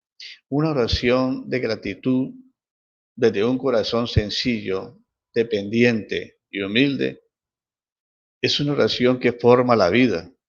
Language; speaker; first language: Spanish; native; Spanish